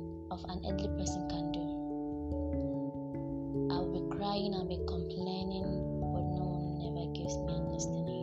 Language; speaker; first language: English; non-native, local second language; Igbo